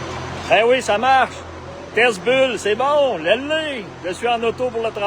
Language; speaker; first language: French; native; French